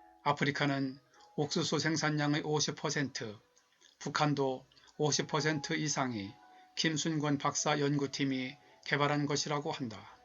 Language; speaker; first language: Korean; native; Korean